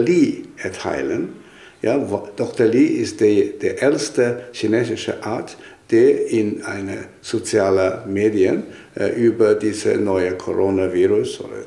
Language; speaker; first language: German; non-native, fluent; Chinese